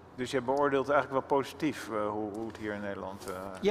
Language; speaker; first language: Dutch; native; Dutch